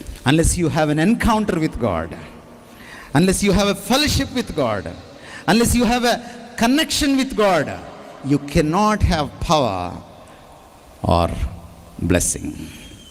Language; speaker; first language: English; non-native, local second language; Telugu